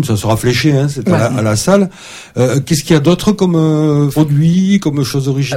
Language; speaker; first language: French; native; French